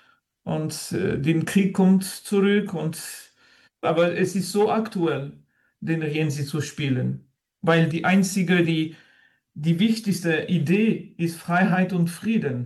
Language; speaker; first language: German; non-native, fluent; French